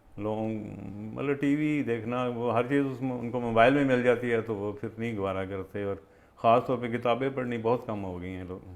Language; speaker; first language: Urdu; non-native, local second language; Punjabi